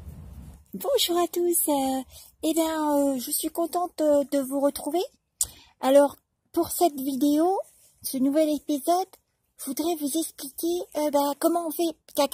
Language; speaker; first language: French; native; French